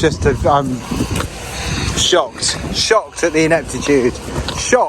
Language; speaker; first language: English; native; English